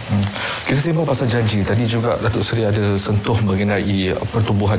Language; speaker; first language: Malay; native; Malay